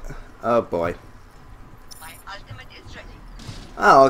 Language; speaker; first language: English; native; English